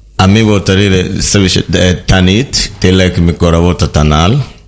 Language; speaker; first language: Hungarian; non-native, learner; Swahili